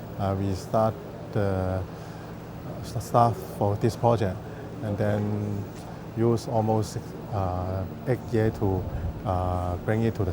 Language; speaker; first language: English; non-native, fluent; Cantonese